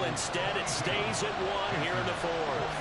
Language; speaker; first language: English; native; English